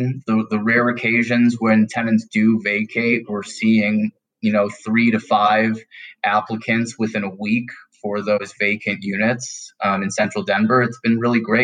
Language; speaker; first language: English; native; English